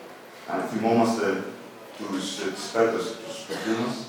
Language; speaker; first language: Greek; native; Greek